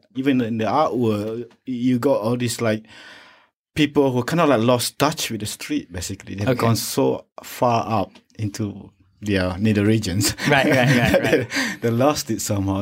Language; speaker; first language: English; non-native, local second language; Malay